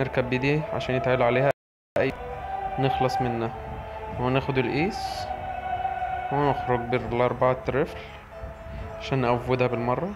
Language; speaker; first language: Arabic; native; Arabic